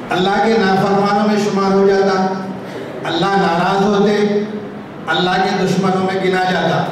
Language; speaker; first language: Urdu; native; Urdu